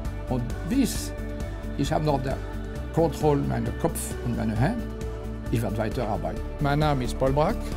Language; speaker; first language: German; non-native, fluent; French